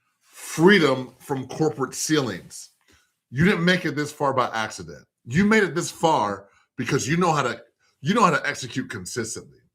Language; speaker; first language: English; native; English